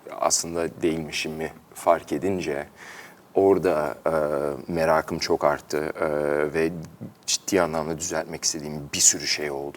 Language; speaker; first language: Turkish; early bilingual, heritage; Turkish